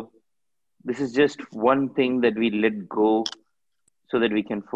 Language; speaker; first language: English; non-native, local second language; Tamil